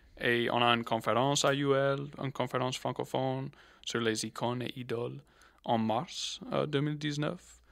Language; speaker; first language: French; non-native, local second language; English